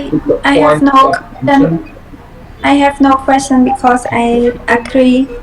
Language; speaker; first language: English; non-native, learner; Khmer